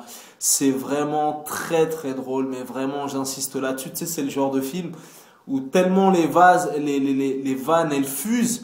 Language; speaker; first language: French; native; French